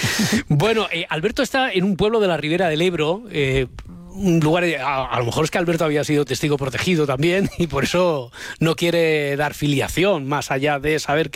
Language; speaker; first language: Spanish; native; Spanish